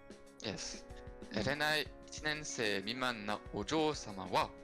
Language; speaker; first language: Japanese; native; Japanese